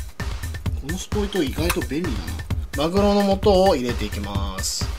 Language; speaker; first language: Japanese; native; Japanese